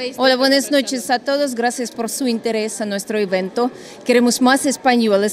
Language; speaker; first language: Spanish; non-native, fluent; Russian